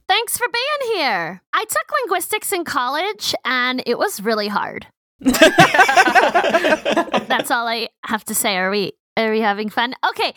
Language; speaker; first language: English; native; English